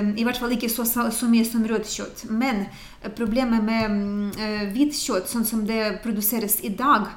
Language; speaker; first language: Norwegian; non-native, fluent; Ukrainian